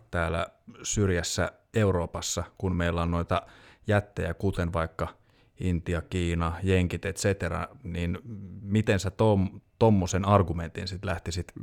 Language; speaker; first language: Finnish; native; Finnish